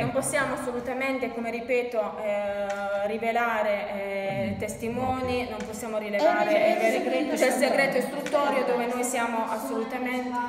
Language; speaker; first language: Italian; native; Italian